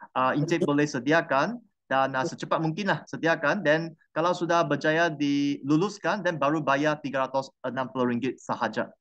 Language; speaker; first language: Malay; non-native, local second language; Chinese